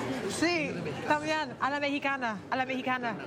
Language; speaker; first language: Spanish; non-native, learner; English